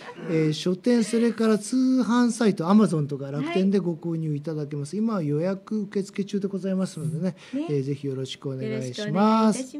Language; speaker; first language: Japanese; native; Japanese